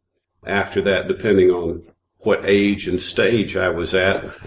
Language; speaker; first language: English; native; English